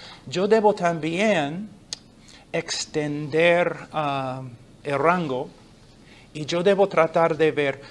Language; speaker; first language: Spanish; non-native, fluent; English